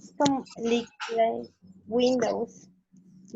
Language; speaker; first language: English; non-native, learner; Spanish